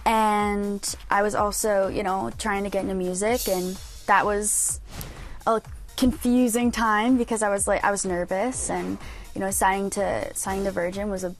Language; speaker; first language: English; native; English